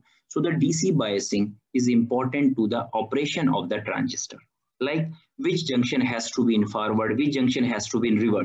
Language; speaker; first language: English; non-native, fluent; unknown